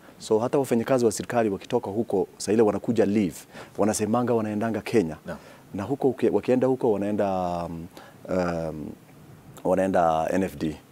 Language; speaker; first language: Swahili; non-native, local second language; Somali